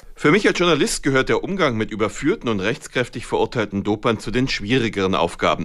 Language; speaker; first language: German; native; German